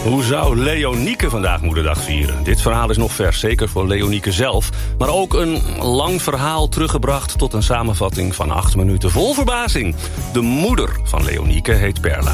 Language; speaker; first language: Dutch; native; Dutch